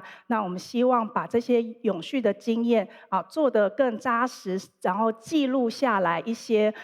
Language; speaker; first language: Chinese; native; Chinese